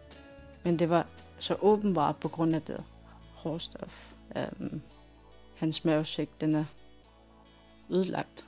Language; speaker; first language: Danish; non-native, local second language; Kalaallisut